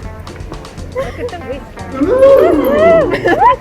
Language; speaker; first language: Korean; non-native, learner; English